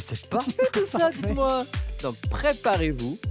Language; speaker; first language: French; native; French